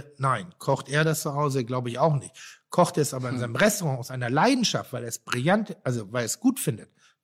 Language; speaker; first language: German; native; German